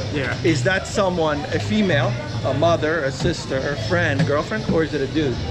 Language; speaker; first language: English; early bilingual, other home language; Portuguese